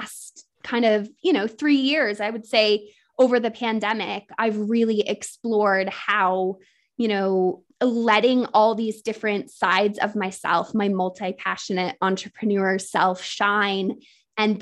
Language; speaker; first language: English; native; English